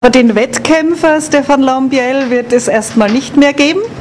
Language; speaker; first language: German; native; German